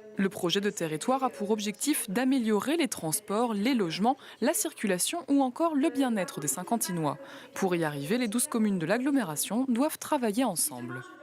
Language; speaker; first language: French; native; French